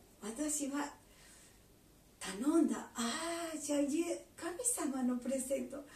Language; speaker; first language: Japanese; non-native, learner; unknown